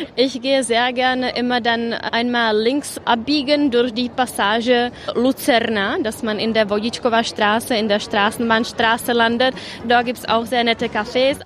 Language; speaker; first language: German; non-native, fluent; Czech